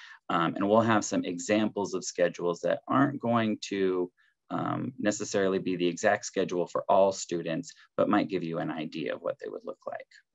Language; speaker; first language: English; native; English